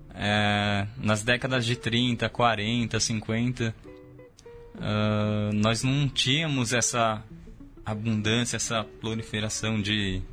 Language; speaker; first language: Portuguese; native; Portuguese